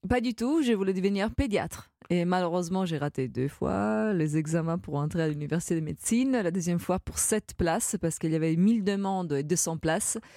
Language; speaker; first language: French; non-native, fluent; Italian